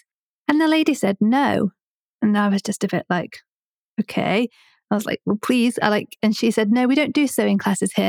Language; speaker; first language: English; native; English